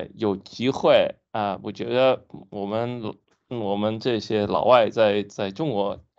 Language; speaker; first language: Chinese; non-native, fluent; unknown